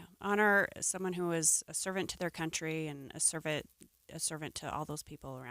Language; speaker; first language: English; native; English